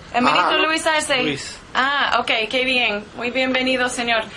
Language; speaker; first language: Spanish; non-native, fluent; English